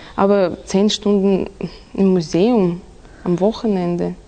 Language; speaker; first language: German; non-native, fluent; Russian